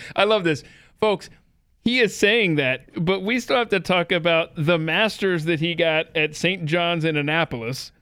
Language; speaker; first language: English; native; English